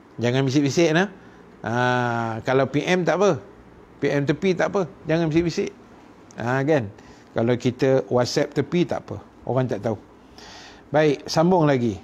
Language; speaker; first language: Malay; native; Malay